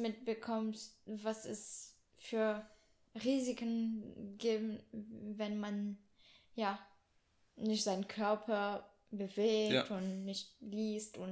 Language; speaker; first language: German; non-native, fluent; French